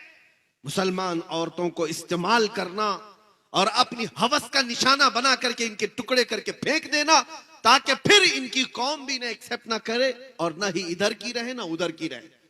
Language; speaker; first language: Hindi; native; Hindi